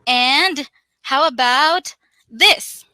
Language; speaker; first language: English; non-native, local second language; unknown